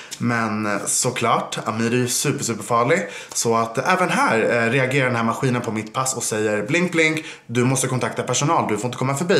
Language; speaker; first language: Swedish; native; Swedish